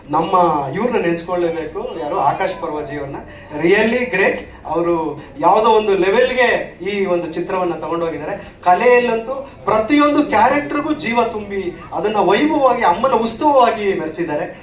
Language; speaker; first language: Kannada; native; Kannada